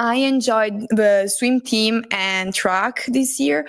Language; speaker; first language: English; non-native, learner; Italian